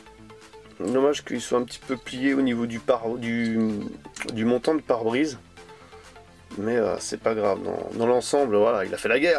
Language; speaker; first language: French; native; French